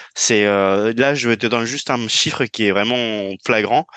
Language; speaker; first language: French; non-native, fluent; Spanish